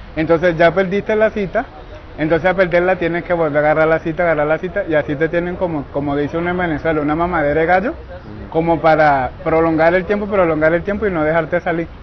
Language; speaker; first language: Spanish; native; Spanish